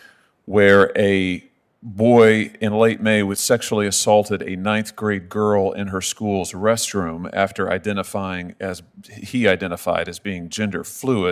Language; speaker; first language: English; native; English